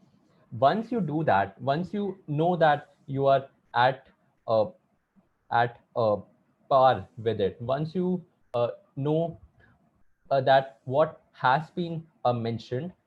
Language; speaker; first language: English; non-native, local second language; Hindi